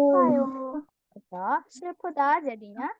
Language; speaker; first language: Korean; non-native, fluent; Indonesian